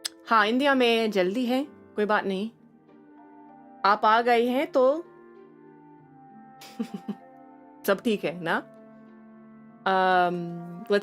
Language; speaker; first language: Hindi; non-native, learner; English